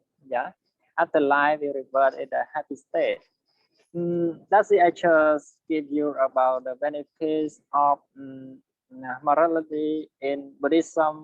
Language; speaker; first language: English; non-native, learner; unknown